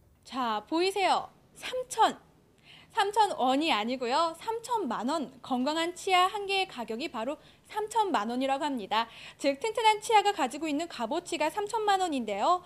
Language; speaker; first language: Korean; native; Korean